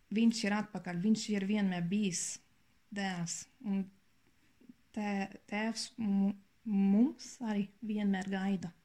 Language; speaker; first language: Latvian; non-native, learner; German